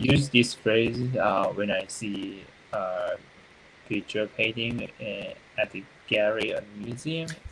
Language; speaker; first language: English; non-native, learner; Japanese